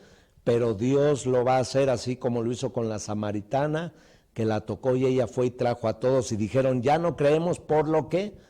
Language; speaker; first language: Spanish; native; Spanish